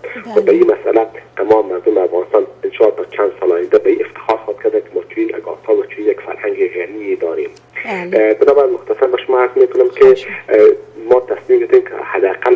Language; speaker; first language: Persian; native; Persian